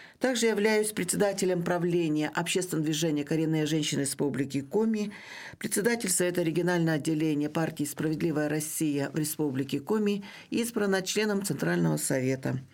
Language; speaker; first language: Russian; non-native, local second language; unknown